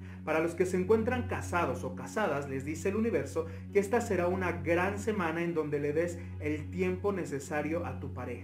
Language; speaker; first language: Spanish; native; Spanish